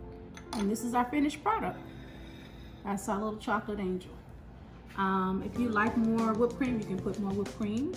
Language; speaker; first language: English; native; English